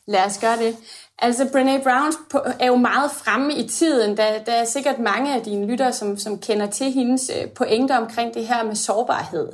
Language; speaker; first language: Danish; native; Danish